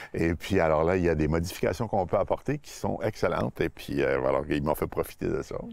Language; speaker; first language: French; native; French